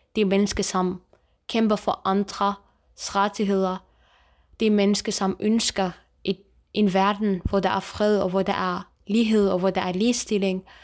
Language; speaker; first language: Danish; non-native, fluent; Kurdish